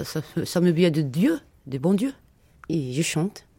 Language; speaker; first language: French; non-native, learner; Arabic